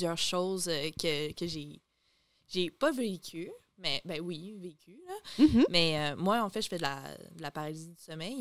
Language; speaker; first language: French; native; French